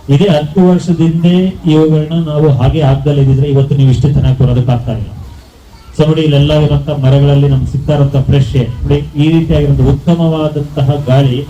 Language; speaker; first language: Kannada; native; Kannada